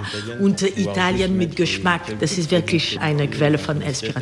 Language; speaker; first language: German; non-native, fluent; French